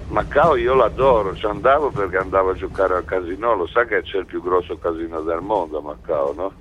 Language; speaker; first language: Italian; native; Italian